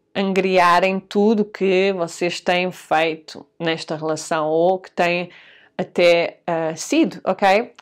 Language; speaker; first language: Portuguese; early bilingual, heritage; Portuguese